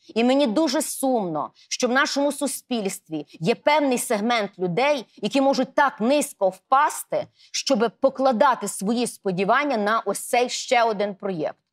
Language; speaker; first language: Ukrainian; native; Ukrainian